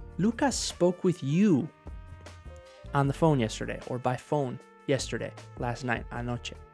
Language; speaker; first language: English; native; English